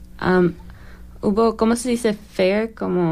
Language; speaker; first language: Spanish; non-native, learner; English